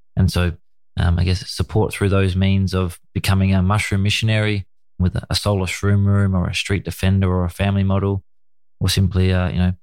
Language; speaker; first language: English; native; English